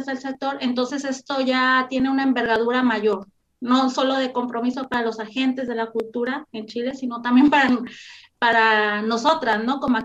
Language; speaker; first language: Spanish; native; Spanish